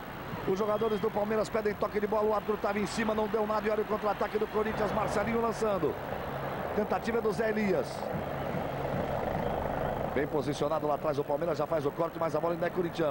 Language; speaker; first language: Portuguese; native; Portuguese